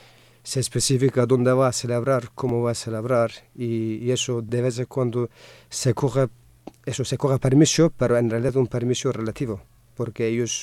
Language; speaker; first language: Spanish; non-native, fluent; Kurdish